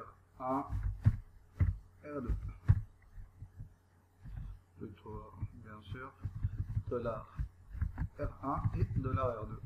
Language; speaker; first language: French; non-native, local second language; Arabic